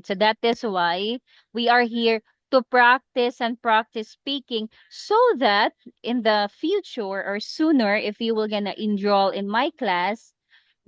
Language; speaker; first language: English; non-native, local second language; Cebuano